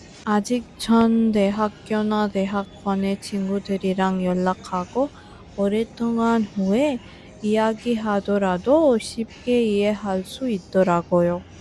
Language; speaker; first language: Korean; non-native, fluent; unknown